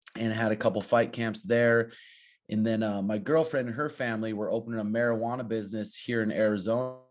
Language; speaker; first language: English; native; English